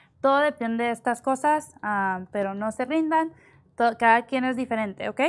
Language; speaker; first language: Spanish; early bilingual, heritage; Spanish